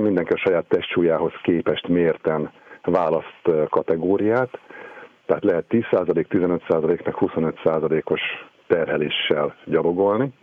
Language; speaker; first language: Hungarian; native; Hungarian